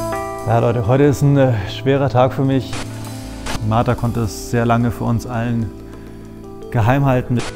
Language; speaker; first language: German; native; German